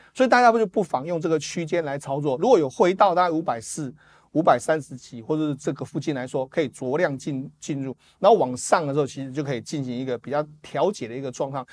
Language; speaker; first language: Chinese; native; Chinese